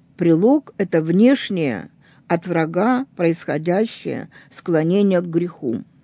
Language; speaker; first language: Russian; native; Russian